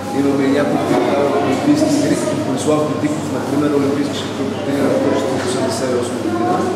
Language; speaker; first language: Bulgarian; native; Bulgarian